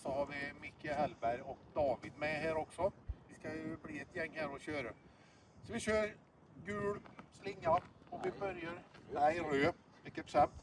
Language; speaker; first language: Swedish; native; Swedish